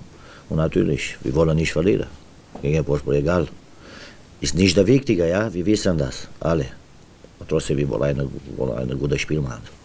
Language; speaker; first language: German; non-native, fluent; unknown